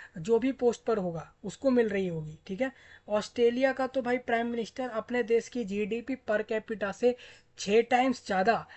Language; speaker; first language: Hindi; native; Hindi